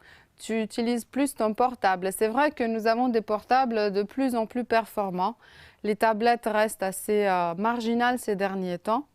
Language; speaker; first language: French; non-native, fluent; Romanian